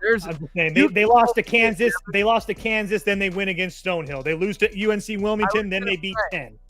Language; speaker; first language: English; native; English